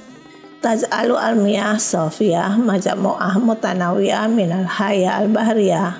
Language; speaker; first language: Arabic; non-native, fluent; Indonesian